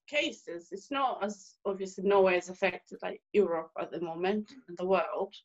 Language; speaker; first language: English; non-native, local second language; Swahili